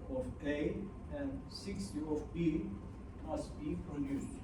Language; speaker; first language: English; non-native, fluent; Turkish